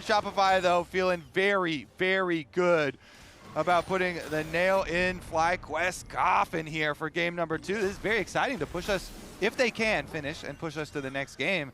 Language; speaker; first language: English; native; English